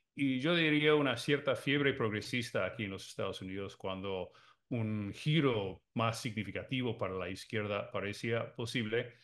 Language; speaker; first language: Spanish; non-native, fluent; English